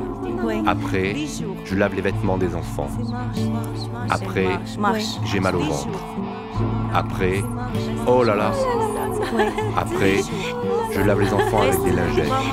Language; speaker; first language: French; non-native, learner; Arabic